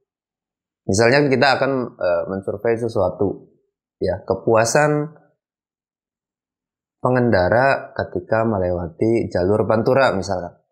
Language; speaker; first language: Indonesian; native; Indonesian